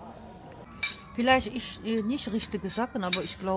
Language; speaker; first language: German; non-native, learner; Uzbek